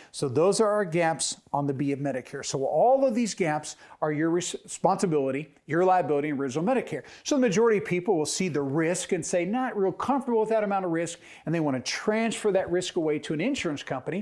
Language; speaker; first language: English; native; English